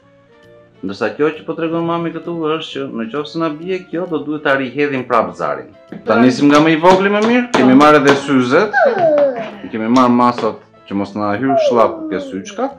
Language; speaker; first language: Albanian; native; Albanian